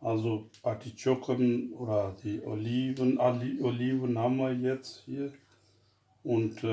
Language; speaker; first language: German; non-native, fluent; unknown